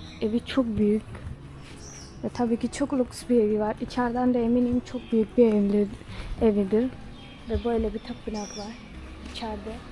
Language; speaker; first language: Turkish; non-native, fluent; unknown